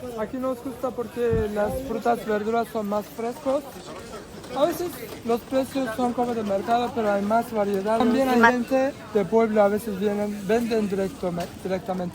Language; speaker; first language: Spanish; non-native, learner; Turkish